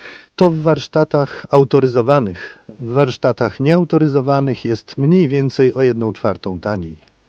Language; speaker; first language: Polish; native; Polish